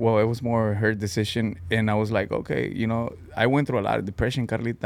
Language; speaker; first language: English; early bilingual, other home language; Spanish